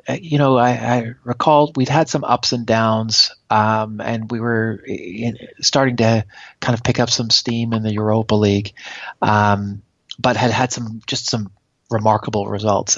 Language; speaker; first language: English; native; English